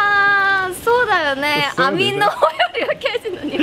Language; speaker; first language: Japanese; non-native, fluent; Korean